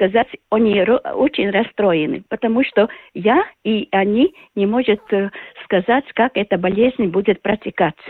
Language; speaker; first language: Russian; non-native, local second language; Latvian